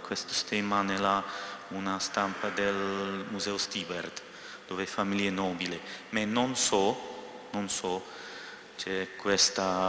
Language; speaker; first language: Italian; non-native, learner; Russian